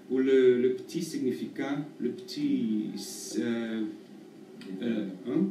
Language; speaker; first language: French; non-native, fluent; Portuguese